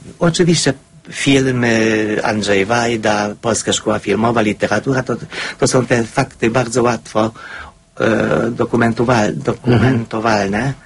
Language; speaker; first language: Polish; non-native, fluent; Hungarian